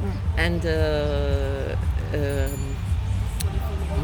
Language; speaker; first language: English; non-native, learner; French